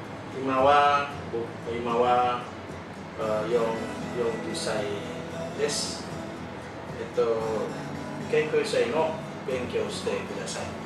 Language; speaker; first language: Japanese; non-native, learner; Indonesian